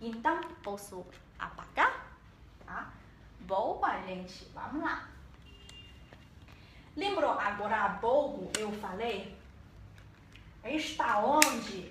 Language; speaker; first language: Portuguese; non-native, learner; Chinese